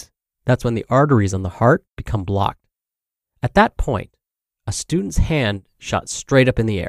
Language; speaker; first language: English; native; English